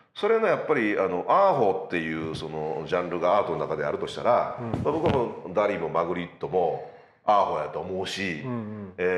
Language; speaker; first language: Japanese; native; Japanese